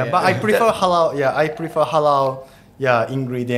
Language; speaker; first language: English; non-native, fluent; Japanese